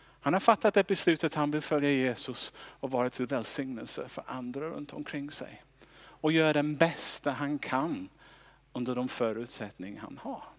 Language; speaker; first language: Swedish; non-native, fluent; English